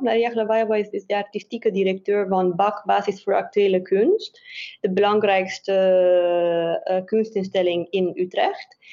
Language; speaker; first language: Dutch; non-native, fluent; Romanian